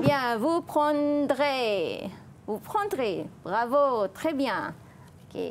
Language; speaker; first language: French; non-native, fluent; Malay